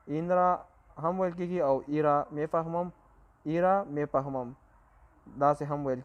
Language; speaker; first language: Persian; non-native, local second language; Pashto